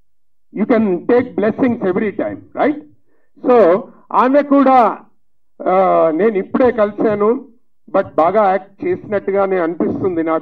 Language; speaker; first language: Telugu; native; Telugu